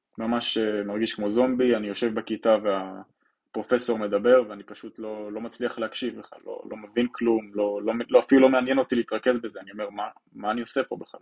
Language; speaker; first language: Hebrew; native; Hebrew